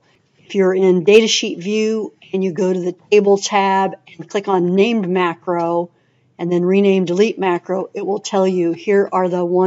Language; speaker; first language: English; native; English